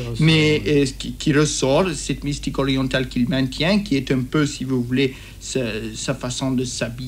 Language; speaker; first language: French; native; French